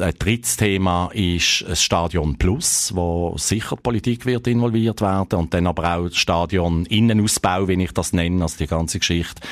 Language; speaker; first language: German; native; German